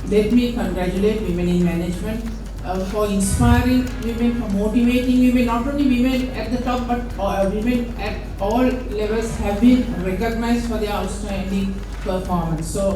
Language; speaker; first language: English; non-native, local second language; Sinhala